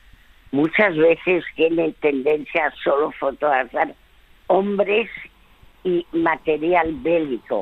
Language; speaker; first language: Spanish; early bilingual, other home language; French